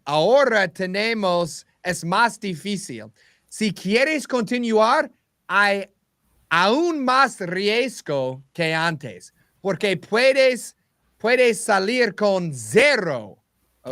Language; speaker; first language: Spanish; non-native, learner; English